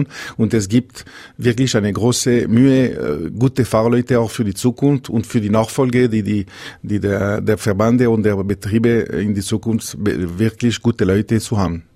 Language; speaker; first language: German; non-native, local second language; French